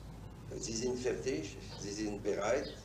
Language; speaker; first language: German; non-native, fluent; French